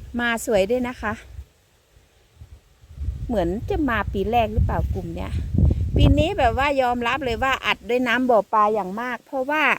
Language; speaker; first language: Thai; native; Thai